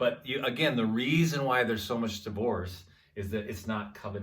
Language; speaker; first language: English; native; English